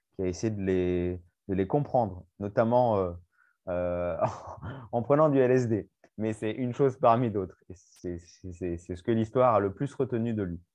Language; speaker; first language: French; native; French